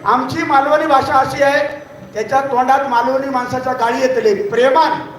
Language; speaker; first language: Marathi; non-native, local second language; Konkani